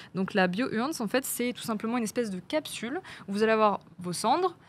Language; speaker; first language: French; native; French